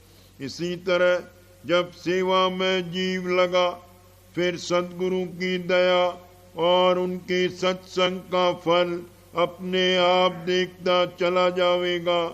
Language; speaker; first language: Hindi; native; Hindi